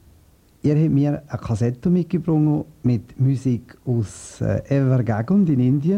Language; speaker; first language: German; native; German